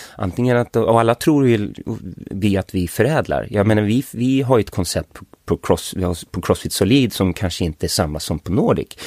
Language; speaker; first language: Swedish; early bilingual, other home language; English